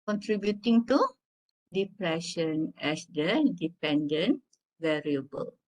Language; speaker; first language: English; non-native, local second language; Malay